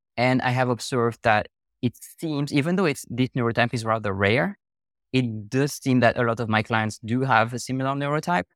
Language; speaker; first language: English; non-native, fluent; French